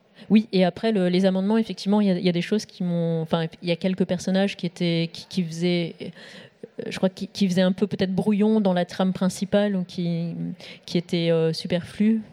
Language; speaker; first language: French; native; French